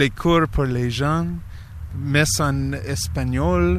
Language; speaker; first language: French; non-native, learner; English